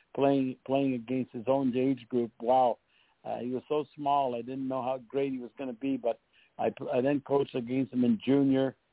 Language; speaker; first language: English; native; English